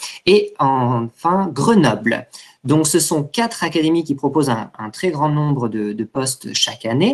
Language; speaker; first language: French; native; French